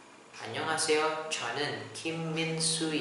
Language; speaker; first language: Korean; non-native, learner; Indonesian